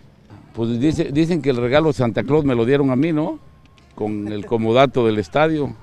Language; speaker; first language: Spanish; native; Spanish